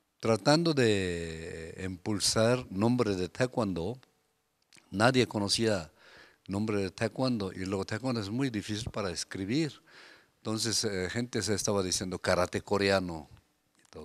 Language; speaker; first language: Spanish; non-native, fluent; Korean